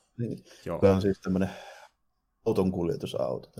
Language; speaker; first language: Finnish; native; Finnish